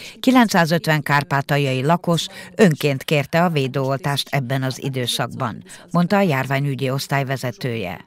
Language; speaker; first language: Hungarian; native; Hungarian